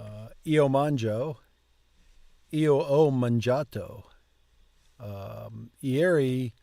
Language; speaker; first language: Italian; non-native, learner; English